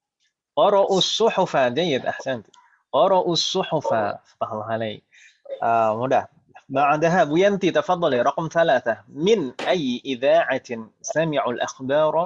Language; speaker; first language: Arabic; non-native, fluent; Indonesian